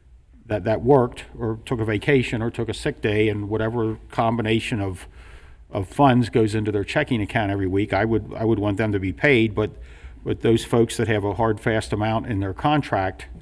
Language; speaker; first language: English; native; English